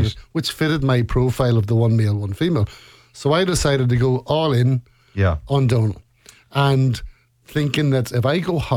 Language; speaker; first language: English; native; English